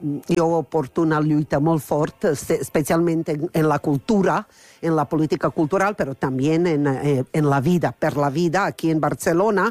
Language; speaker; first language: Catalan; non-native, fluent; Croatian